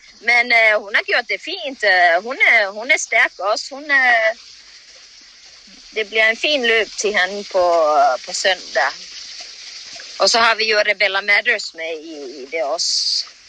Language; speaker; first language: Danish; non-native, fluent; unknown